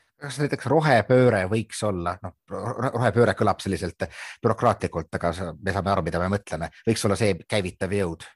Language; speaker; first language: Estonian; native; Estonian